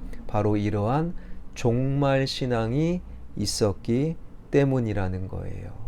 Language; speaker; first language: Korean; native; Korean